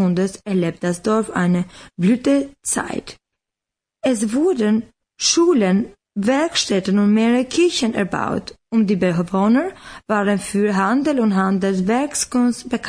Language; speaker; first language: German; non-native, learner; Albanian